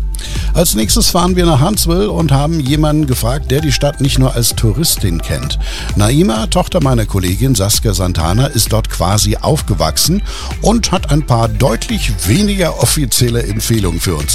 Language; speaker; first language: German; native; German